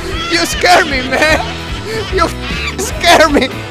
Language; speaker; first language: English; non-native, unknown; Spanish